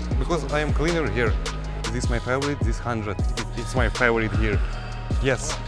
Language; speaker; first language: English; non-native, learner; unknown